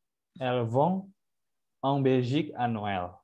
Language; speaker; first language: French; non-native, fluent; Indonesian